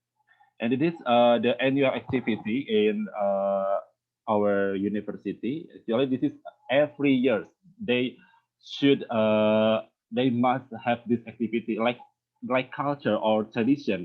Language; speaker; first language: English; non-native, learner; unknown